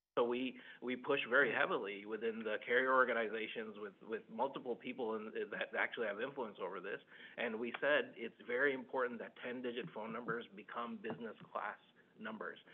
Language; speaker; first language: English; early bilingual, other home language; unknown